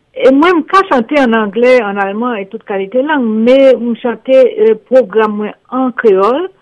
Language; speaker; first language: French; non-native, local second language; Haitian Creole